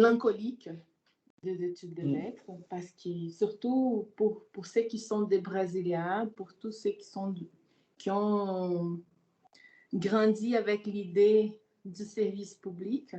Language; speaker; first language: French; non-native, fluent; Portuguese